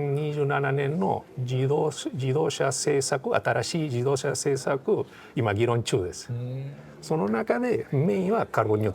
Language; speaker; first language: Japanese; non-native, fluent; Portuguese